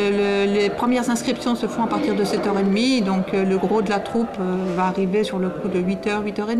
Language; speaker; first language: French; native; French